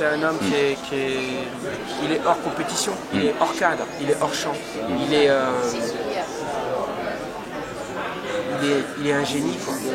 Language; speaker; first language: French; native; French